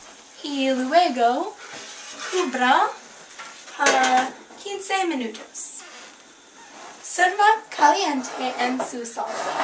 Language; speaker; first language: Spanish; non-native, learner; English